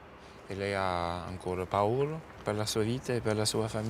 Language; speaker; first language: Italian; non-native, learner; English